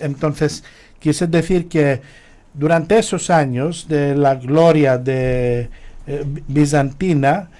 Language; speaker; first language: Spanish; non-native, fluent; Greek